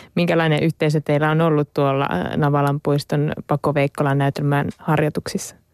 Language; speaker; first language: Finnish; native; Finnish